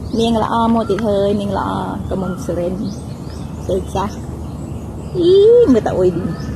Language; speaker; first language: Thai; non-native, local second language; Northern Khmer